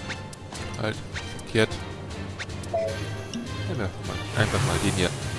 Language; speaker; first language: German; native; German